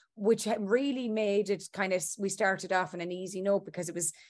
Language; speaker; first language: English; native; English